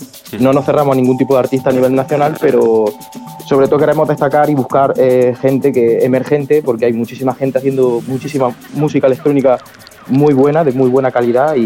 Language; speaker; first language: Spanish; native; Spanish